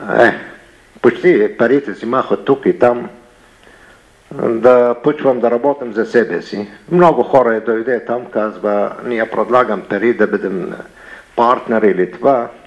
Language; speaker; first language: Bulgarian; non-native, learner; Arabic